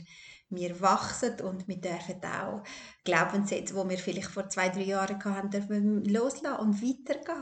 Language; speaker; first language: German; early bilingual, other home language; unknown